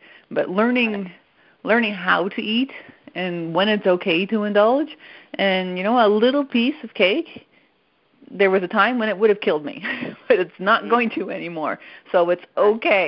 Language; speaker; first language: English; non-native, fluent; French